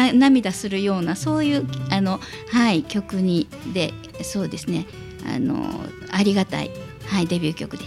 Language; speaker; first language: Japanese; native; Japanese